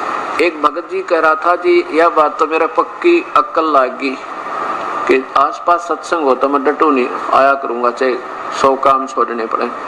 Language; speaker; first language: Hindi; non-native, local second language; Haryanvi